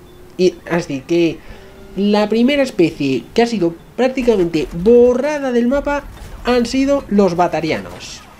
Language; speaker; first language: Spanish; native; Spanish